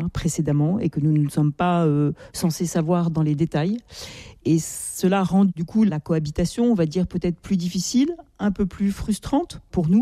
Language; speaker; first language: French; native; French